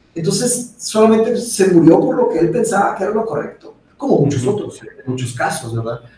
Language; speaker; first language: Spanish; early bilingual, other home language; Portuguese